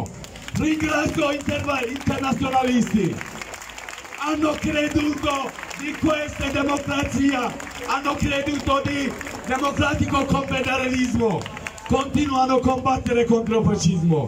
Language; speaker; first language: Italian; non-native, learner; Kurdish